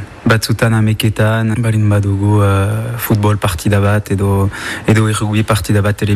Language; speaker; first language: Basque; non-native, local second language; French